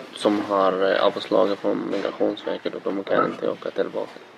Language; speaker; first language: Swedish; non-native, learner; Arabic